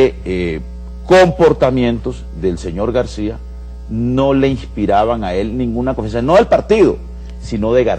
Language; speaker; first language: Spanish; native; Spanish